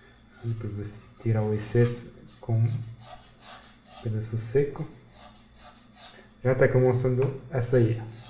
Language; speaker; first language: Portuguese; non-native, fluent; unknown